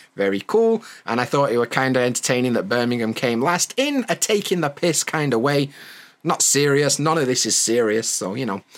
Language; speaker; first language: English; native; English